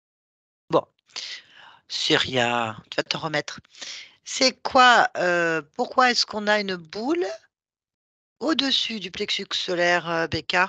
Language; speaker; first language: French; native; French